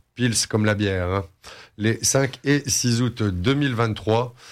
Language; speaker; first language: French; native; French